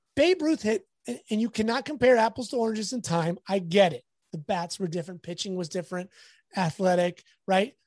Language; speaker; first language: English; native; English